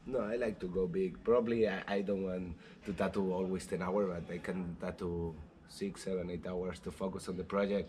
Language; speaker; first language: English; non-native, learner; Spanish